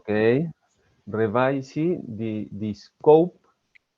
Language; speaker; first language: English; non-native, learner; Spanish